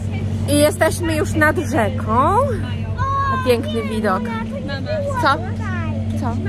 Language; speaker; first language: Polish; native; Polish